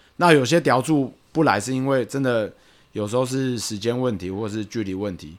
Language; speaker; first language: Chinese; native; Chinese